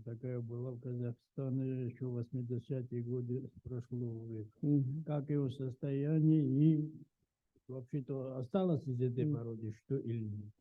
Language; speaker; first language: Russian; native; Russian